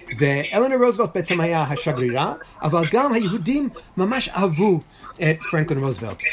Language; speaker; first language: Hebrew; non-native, fluent; English